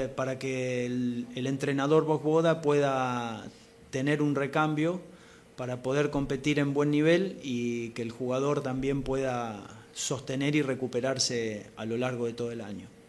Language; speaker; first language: Spanish; non-native, fluent; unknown